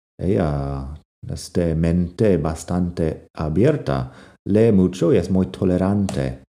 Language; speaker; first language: Spanish; non-native, fluent; English